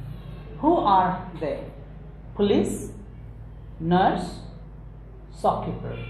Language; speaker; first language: English; non-native, local second language; Nepali